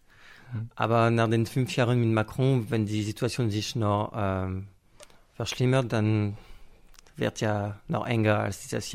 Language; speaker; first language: German; non-native, fluent; French